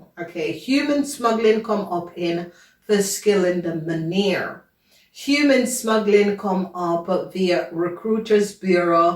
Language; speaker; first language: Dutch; non-native, fluent; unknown